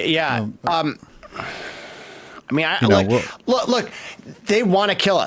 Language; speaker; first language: English; native; English